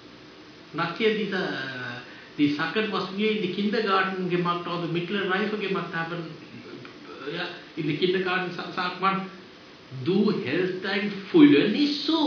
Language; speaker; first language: German; non-native, fluent; Sinhala